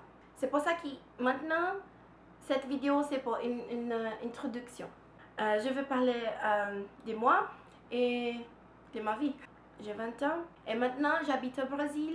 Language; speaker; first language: French; non-native, learner; Portuguese